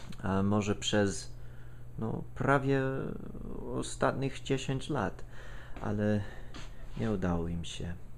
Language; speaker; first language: Polish; non-native, fluent; English